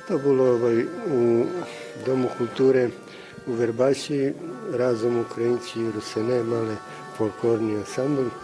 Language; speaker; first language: Ukrainian; early bilingual, heritage; Ukrainian